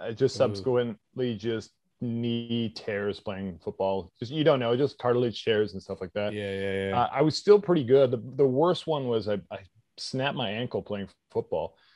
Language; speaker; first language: English; native; English